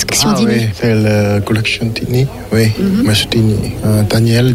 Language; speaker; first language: French; non-native, learner; Chinese